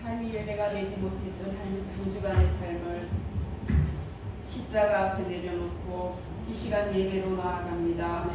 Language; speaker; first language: Korean; native; Korean